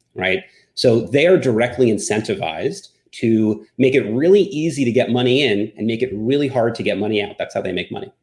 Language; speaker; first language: English; native; English